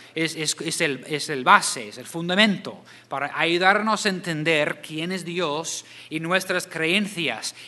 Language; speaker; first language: Spanish; non-native, fluent; English